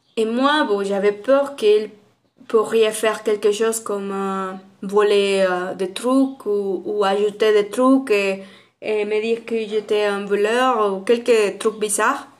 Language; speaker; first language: French; non-native, learner; Spanish